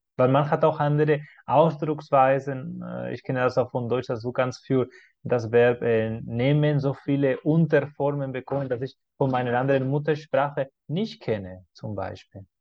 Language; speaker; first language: German; non-native, fluent; Spanish